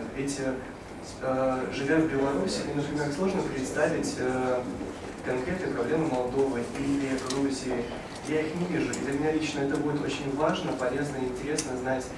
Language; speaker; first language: Russian; native; Russian